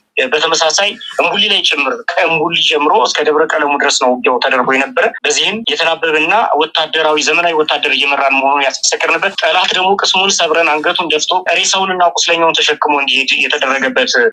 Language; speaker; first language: Amharic; native; Amharic